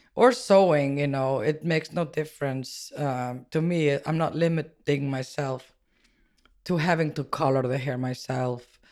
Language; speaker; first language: English; non-native, fluent; Icelandic